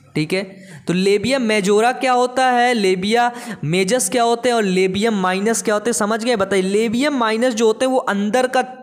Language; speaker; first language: Hindi; native; Hindi